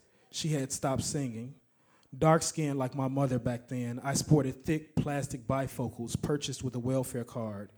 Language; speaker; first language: English; native; English